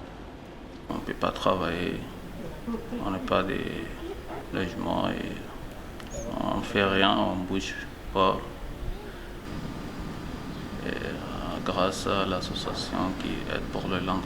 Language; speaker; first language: French; non-native, learner; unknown